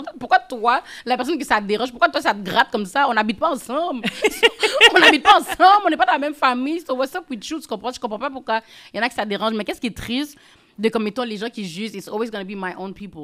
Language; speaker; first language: French; native; French